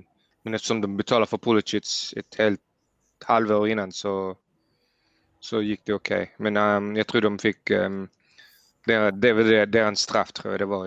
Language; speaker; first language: Swedish; early bilingual, heritage; Swedish